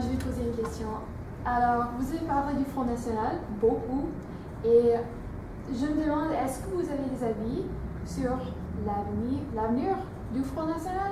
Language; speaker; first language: French; non-native, learner; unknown